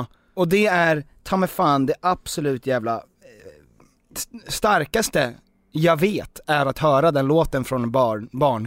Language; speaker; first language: Swedish; native; Swedish